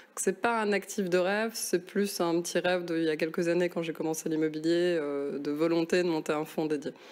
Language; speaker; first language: French; native; French